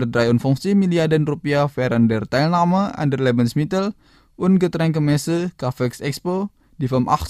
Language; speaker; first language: German; non-native, fluent; Indonesian